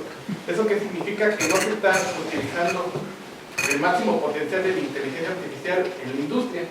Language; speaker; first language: Spanish; native; Spanish